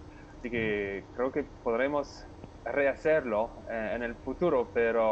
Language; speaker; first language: Spanish; non-native, fluent; French